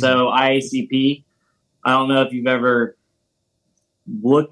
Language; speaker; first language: English; native; English